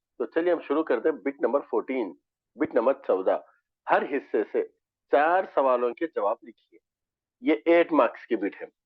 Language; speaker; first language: Urdu; native; Urdu